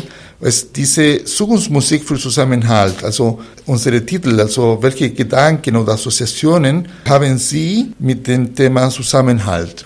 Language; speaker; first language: German; non-native, fluent; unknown